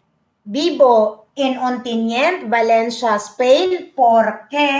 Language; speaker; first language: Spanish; non-native, learner; Filipino